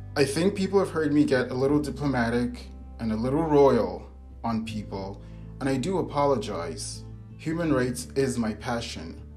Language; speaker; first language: English; native; English